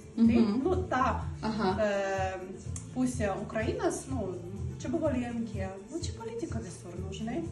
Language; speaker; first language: Lithuanian; non-native, learner; Russian